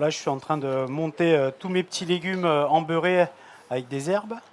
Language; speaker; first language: French; native; French